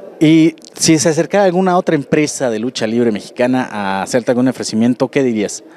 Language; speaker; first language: Spanish; native; Spanish